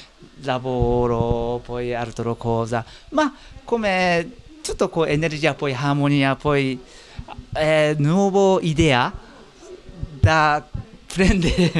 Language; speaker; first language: Italian; non-native, learner; Japanese